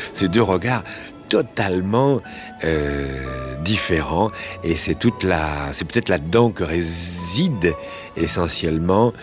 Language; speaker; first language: French; native; French